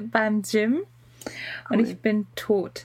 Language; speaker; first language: German; non-native, learner; Japanese